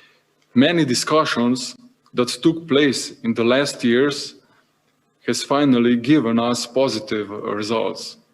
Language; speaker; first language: English; non-native, fluent; Slovenian